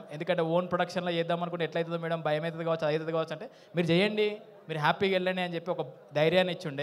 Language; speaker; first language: Telugu; native; Telugu